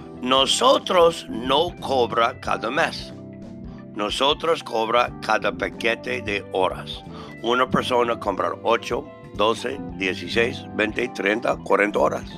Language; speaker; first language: Spanish; non-native, learner; English